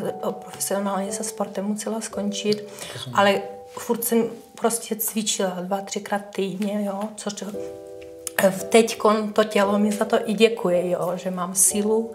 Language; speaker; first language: Czech; non-native, fluent; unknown